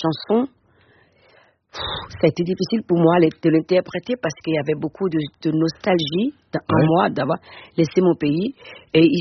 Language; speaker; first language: French; non-native, local second language; Fon